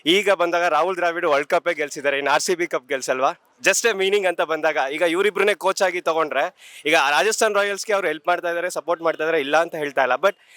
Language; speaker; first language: Kannada; native; Kannada